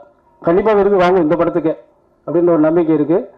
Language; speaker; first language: Tamil; native; Tamil